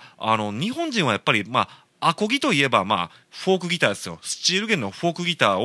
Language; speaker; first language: Japanese; native; Japanese